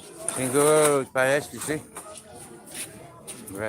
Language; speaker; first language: Spanish; non-native, learner; English